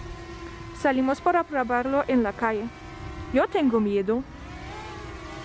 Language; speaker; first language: Spanish; non-native, fluent; Russian